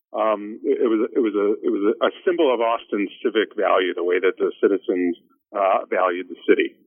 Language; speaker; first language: English; native; English